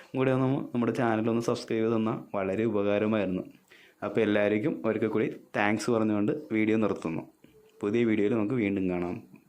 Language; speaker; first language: Malayalam; native; Malayalam